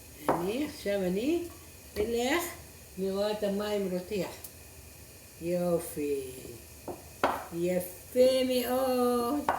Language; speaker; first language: Hebrew; non-native, fluent; Arabic